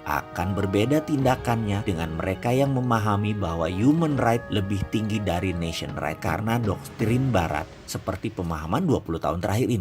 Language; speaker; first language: Indonesian; native; Indonesian